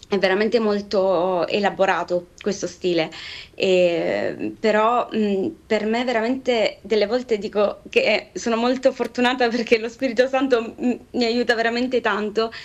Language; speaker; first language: Italian; native; Italian